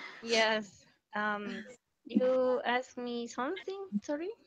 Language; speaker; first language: English; non-native, learner; Spanish